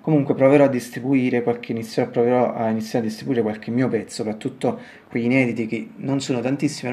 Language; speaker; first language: Italian; native; Italian